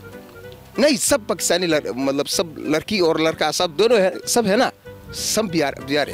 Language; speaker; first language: Hindi; non-native, learner; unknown